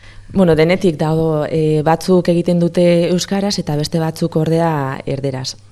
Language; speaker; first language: Basque; non-native, local second language; Spanish